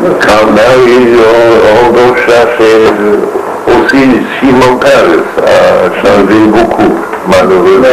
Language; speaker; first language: French; non-native, learner; German